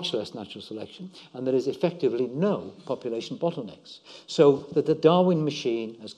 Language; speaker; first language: English; native; English